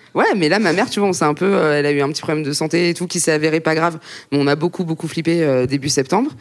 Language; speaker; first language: French; native; French